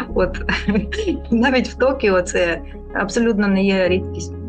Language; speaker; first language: Ukrainian; non-native, local second language; Russian